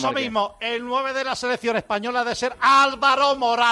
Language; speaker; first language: Spanish; native; Spanish